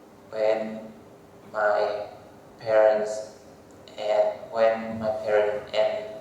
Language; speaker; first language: English; non-native, learner; Vietnamese